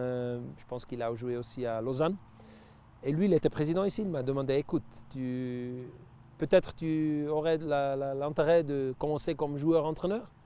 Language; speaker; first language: French; non-native, local second language; Italian